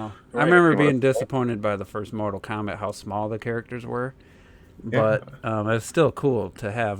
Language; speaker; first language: English; native; English